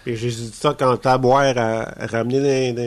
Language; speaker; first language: French; native; French